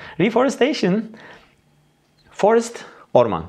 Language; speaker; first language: English; non-native, fluent; Turkish